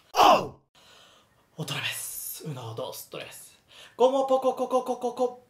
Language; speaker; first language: Spanish; non-native, learner; Japanese